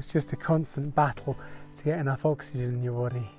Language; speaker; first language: English; native; English